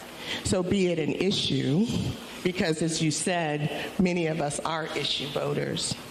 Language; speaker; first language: English; native; English